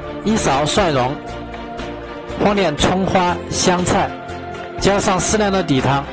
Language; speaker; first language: Chinese; native; Chinese